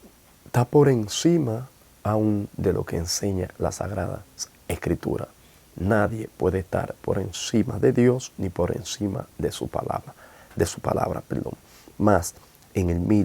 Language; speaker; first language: Spanish; native; Spanish